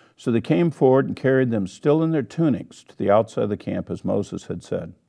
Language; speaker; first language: English; native; English